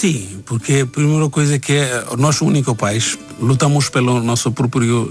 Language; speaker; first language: Portuguese; non-native, learner; Bangla